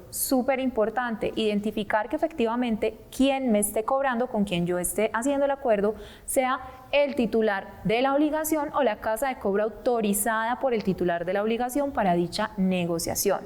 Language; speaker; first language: Spanish; native; Spanish